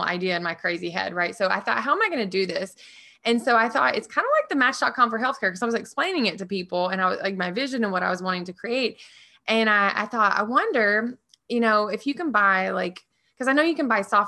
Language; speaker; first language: English; native; English